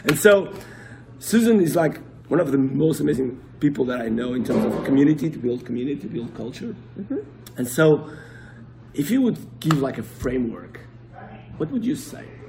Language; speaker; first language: English; non-native, fluent; Portuguese